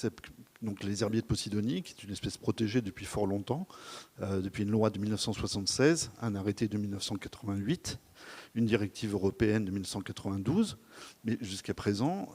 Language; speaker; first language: French; native; French